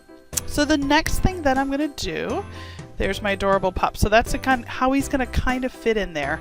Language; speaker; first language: English; native; English